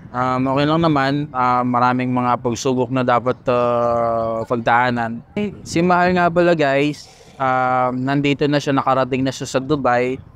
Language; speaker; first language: Filipino; non-native, local second language; Hiligaynon